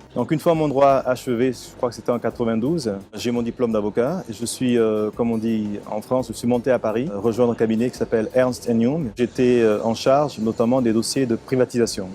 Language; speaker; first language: French; early bilingual, other home language; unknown